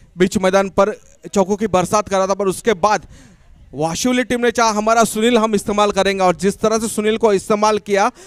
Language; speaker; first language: Hindi; non-native, local second language; Marathi